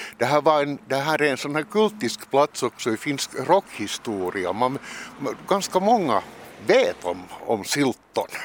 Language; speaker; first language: Swedish; native; Swedish